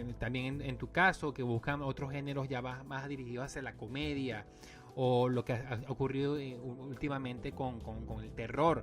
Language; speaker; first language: Spanish; native; Spanish